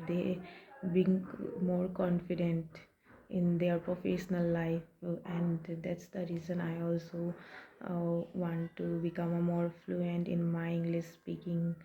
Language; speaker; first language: English; non-native, learner; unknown